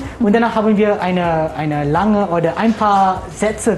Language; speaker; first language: German; non-native, learner; Malay